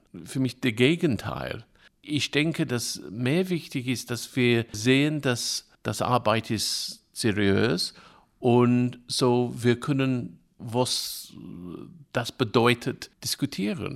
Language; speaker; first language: German; non-native, fluent; English